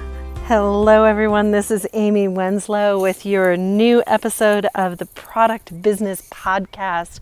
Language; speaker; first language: English; native; English